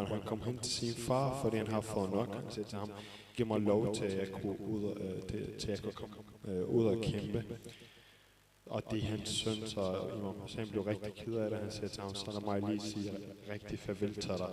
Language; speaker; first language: Danish; early bilingual, other home language; Arabic